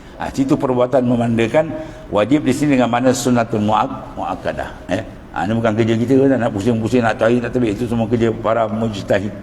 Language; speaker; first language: Malay; native; Malay